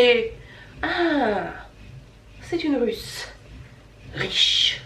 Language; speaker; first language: French; non-native, fluent; Russian